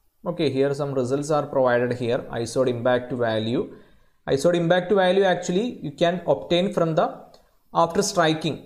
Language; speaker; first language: English; non-native, local second language; Malayalam